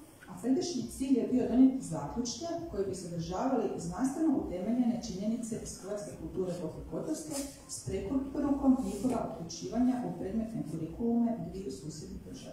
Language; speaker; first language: Croatian; native; Croatian